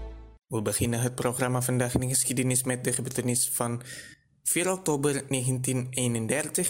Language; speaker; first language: Dutch; non-native, fluent; Indonesian